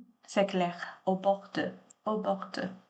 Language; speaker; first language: French; non-native, learner; Chinese